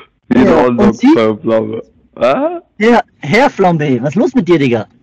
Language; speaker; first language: German; native; German